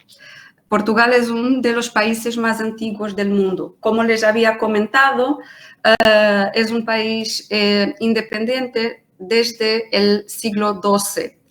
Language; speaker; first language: Spanish; non-native, fluent; Portuguese